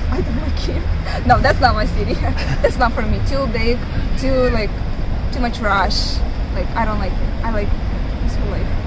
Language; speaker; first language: English; non-native, fluent; Ukrainian